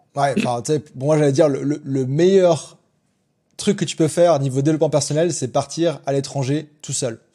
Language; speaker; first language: French; native; French